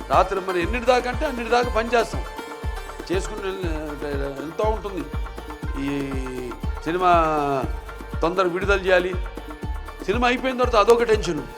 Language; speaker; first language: Telugu; native; Telugu